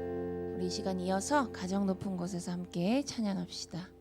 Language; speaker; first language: Korean; native; Korean